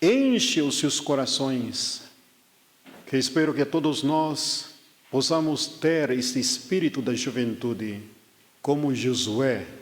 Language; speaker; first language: Portuguese; non-native, fluent; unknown